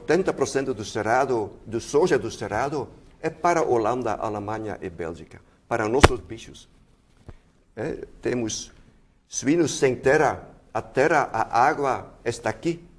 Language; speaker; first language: Portuguese; non-native, fluent; Dutch